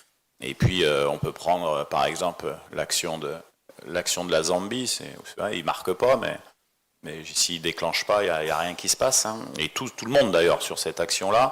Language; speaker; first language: French; native; French